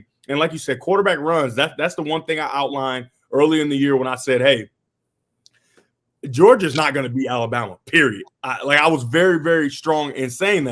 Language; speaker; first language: English; native; English